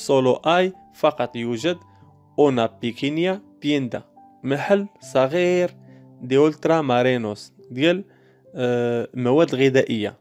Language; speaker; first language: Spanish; non-native, learner; Arabic